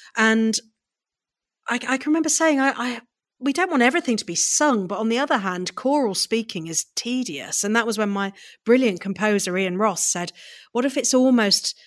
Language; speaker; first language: English; native; English